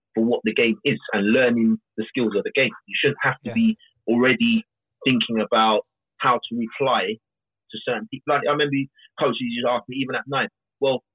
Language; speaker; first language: English; native; English